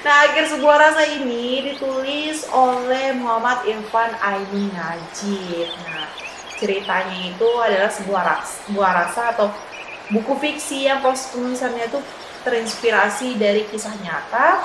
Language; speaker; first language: Indonesian; native; Indonesian